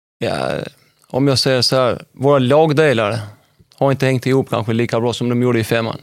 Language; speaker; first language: Swedish; early bilingual, other home language; Albanian